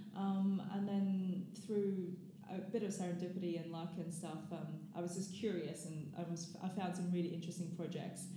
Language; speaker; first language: English; native; English